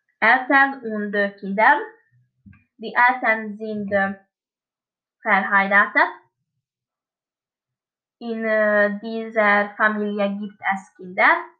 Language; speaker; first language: German; non-native, learner; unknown